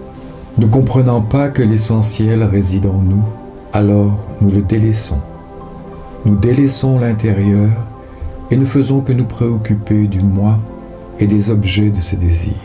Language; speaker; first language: French; native; French